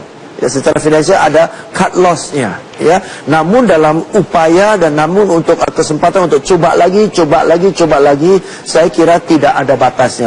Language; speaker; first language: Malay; non-native, fluent; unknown